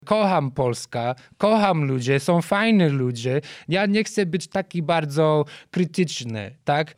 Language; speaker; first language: Polish; non-native, learner; English